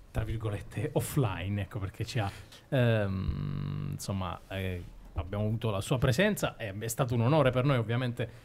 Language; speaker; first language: Italian; native; Italian